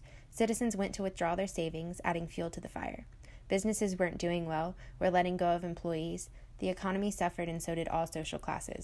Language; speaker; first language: English; native; English